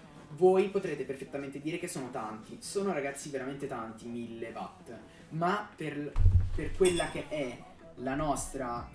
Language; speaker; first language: Italian; native; Italian